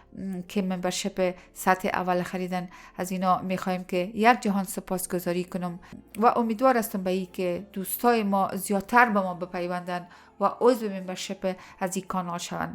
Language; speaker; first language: Persian; native; Persian